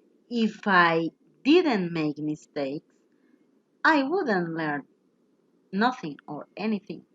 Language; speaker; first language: English; non-native, fluent; Spanish